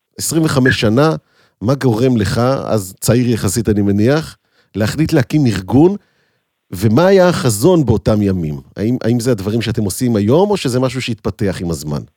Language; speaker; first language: Hebrew; native; Hebrew